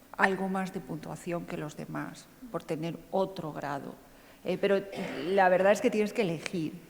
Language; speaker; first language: Spanish; native; Spanish